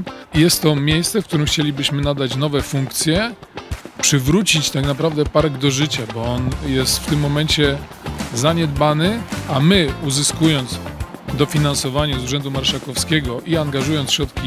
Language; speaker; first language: Polish; native; Polish